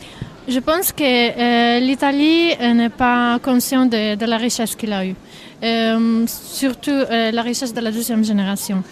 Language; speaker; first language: French; non-native, fluent; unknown